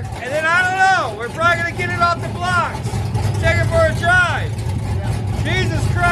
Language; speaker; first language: English; native; English